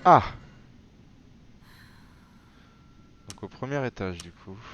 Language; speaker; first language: French; native; French